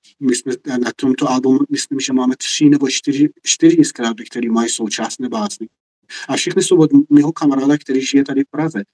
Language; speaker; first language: Czech; non-native, fluent; Persian